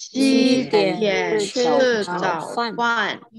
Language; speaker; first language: Chinese; non-native, learner; Indonesian